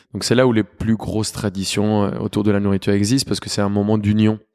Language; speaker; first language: French; non-native, fluent; Spanish